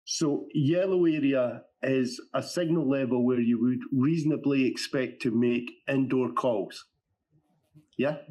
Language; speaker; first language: English; native; English